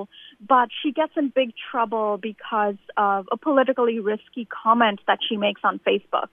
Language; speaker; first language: English; non-native, local second language; Bangla